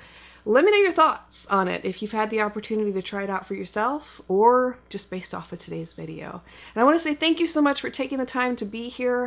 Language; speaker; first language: English; native; English